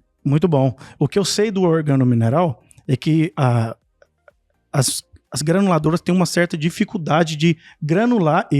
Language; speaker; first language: Portuguese; native; Portuguese